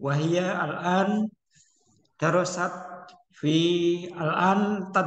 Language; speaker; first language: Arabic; non-native, fluent; Indonesian